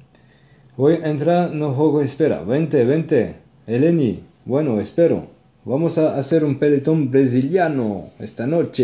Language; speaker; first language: Spanish; non-native, learner; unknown